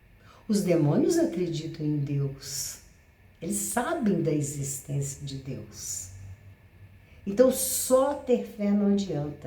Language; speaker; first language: Portuguese; native; Portuguese